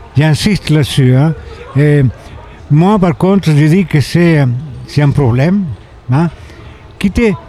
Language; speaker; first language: French; non-native, fluent; Spanish